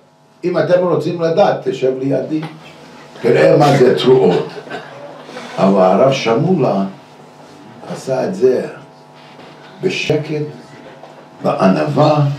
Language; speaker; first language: Hebrew; non-native, fluent; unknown